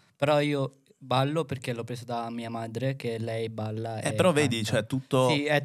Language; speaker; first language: Italian; early bilingual, other home language; Filipino